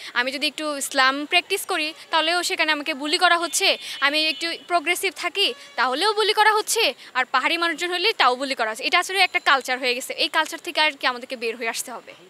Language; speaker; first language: Bangla; non-native, local second language; Chakma